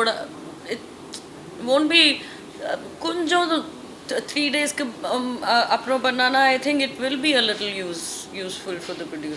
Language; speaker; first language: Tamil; non-native, fluent; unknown